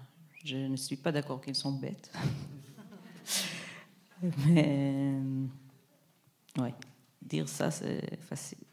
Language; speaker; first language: French; non-native, fluent; Hebrew